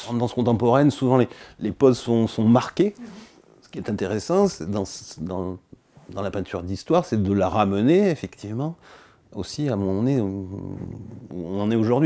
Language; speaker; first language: French; native; French